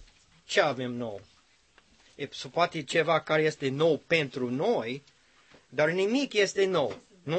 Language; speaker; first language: Romanian; non-native, learner; English